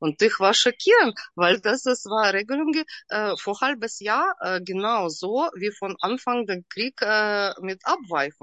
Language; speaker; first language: German; non-native, learner; Russian